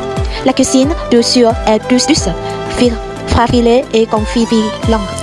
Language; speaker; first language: French; non-native, learner; Vietnamese